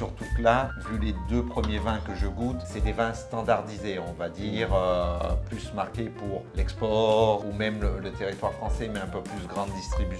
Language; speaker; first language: French; native; French